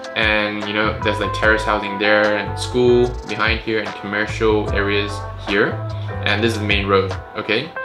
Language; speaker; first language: English; non-native, local second language; Chinese